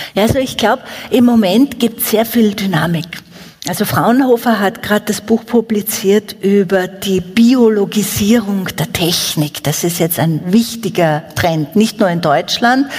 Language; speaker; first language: German; native; German